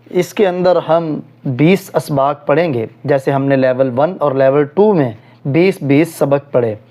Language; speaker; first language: Urdu; non-native, local second language; Punjabi